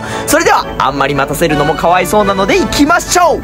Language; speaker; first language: Japanese; native; Japanese